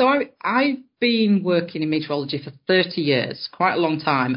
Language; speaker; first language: English; native; English